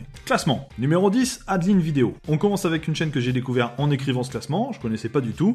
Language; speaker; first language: French; native; French